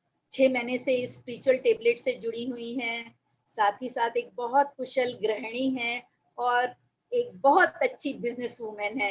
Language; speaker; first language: Hindi; native; Hindi